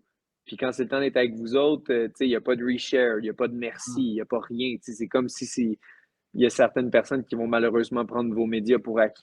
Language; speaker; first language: French; native; French